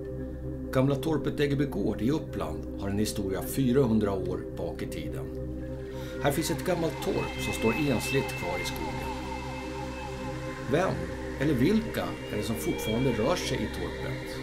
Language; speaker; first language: Swedish; native; Swedish